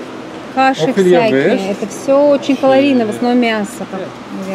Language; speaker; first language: Russian; native; Russian